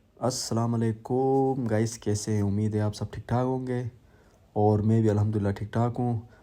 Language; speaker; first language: Urdu; non-native, local second language; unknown